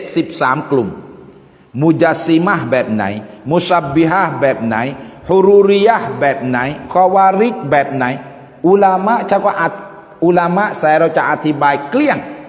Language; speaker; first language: Thai; non-native, local second language; Malay